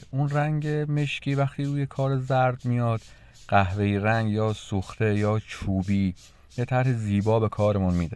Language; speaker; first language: Persian; native; Persian